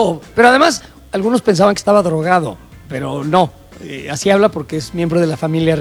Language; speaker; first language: Spanish; native; Spanish